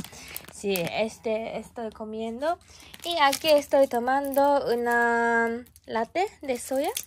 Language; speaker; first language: Spanish; non-native, learner; Japanese